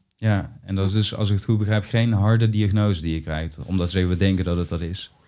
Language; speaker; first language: Dutch; native; Dutch